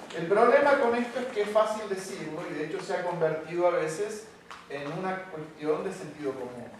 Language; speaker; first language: Spanish; native; Spanish